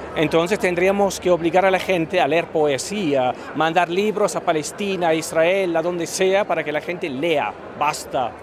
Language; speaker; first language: Spanish; non-native, fluent; Swiss German